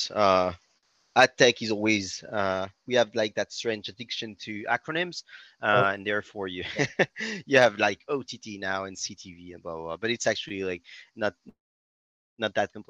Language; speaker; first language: English; non-native, fluent; French